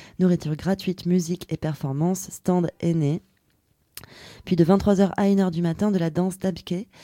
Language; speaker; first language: French; native; French